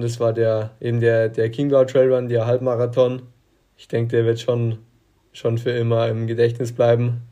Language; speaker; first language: German; native; German